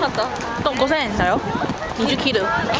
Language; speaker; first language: Japanese; non-native, learner; English